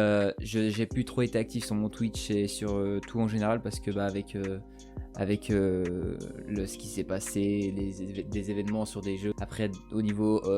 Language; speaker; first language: French; native; French